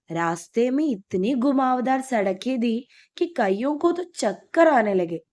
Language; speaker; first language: Hindi; non-native, local second language; Malayalam